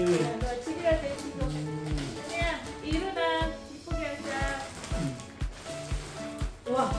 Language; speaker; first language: Korean; non-native, learner; Filipino